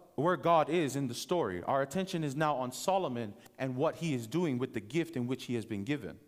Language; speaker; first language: English; native; English